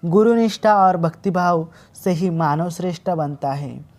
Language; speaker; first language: Hindi; non-native, local second language; Marathi